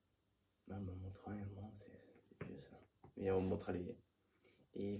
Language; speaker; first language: French; native; French